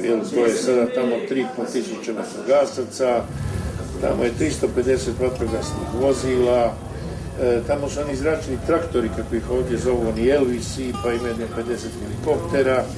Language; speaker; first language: Croatian; native; Croatian